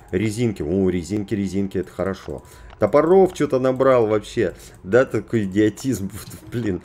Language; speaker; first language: Russian; native; Russian